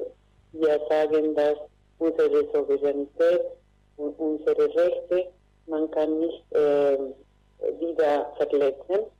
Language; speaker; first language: German; non-native, fluent; Spanish